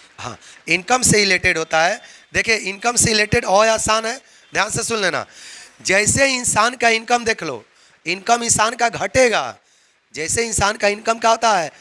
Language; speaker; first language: Hindi; native; Hindi